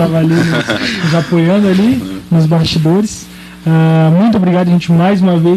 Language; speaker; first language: Portuguese; native; Portuguese